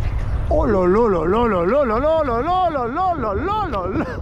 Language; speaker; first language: French; native; French